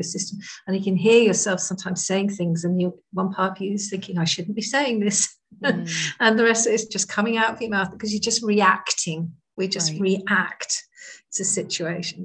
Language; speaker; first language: English; native; English